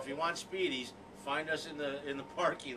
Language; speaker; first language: English; native; English